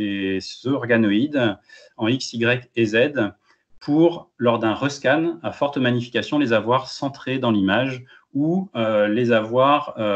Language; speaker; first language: French; native; French